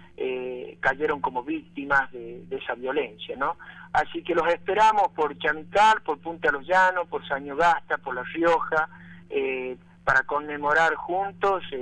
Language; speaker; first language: Spanish; native; Spanish